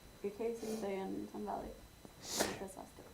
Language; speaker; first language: Spanish; non-native, fluent; English